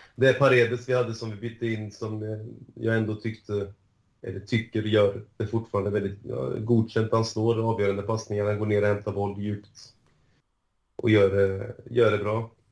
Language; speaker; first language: Swedish; early bilingual, other home language; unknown